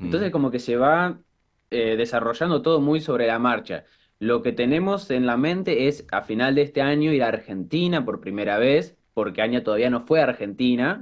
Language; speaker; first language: Spanish; native; Spanish